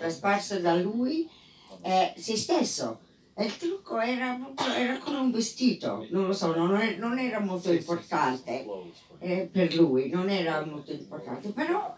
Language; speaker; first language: Italian; non-native, fluent; English